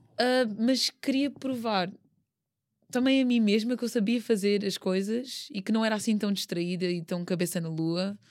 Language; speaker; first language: Portuguese; native; Portuguese